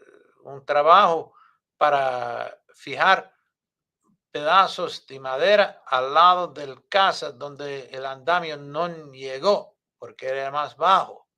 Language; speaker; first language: Spanish; non-native, fluent; English